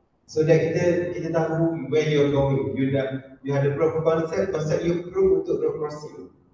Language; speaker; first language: English; non-native, local second language; Malay